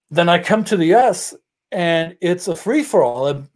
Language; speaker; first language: English; non-native, fluent; German